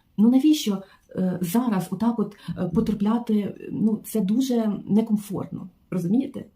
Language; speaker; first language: Ukrainian; non-native, local second language; Russian